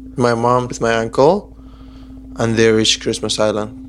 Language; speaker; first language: English; non-native, learner; Persian